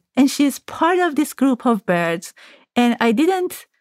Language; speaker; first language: English; non-native, fluent; Persian